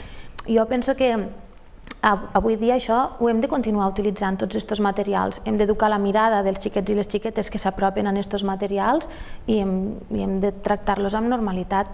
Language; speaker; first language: Catalan; native; Catalan